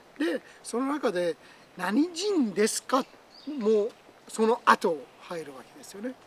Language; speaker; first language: Japanese; non-native, fluent; Persian